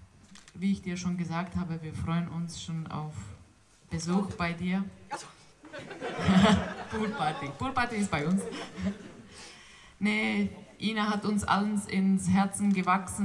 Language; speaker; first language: German; non-native, fluent; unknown